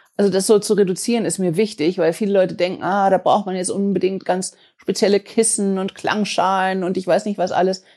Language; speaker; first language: German; native; German